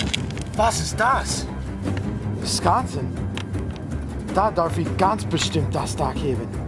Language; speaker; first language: German; non-native, learner; English